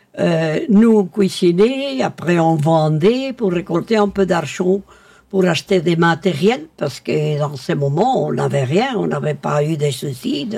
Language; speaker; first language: French; non-native, local second language; Spanish